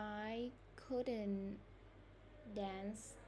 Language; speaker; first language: English; non-native, learner; Vietnamese